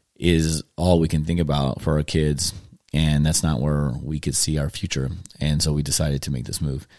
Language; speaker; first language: English; native; English